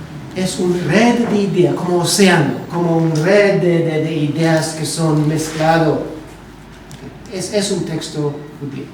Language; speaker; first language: Spanish; non-native, learner; Hebrew